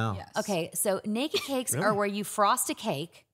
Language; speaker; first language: English; native; English